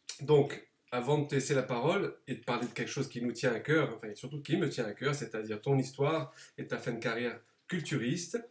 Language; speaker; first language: French; native; French